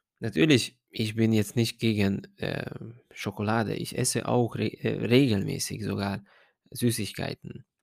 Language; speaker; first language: German; non-native, fluent; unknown